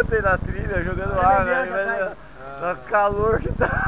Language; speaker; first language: Portuguese; native; Portuguese